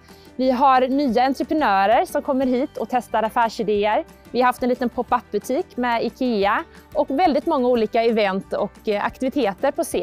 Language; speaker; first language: Swedish; native; Swedish